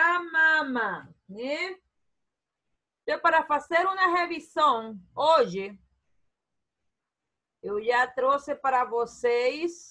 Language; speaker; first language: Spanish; non-native, fluent; Portuguese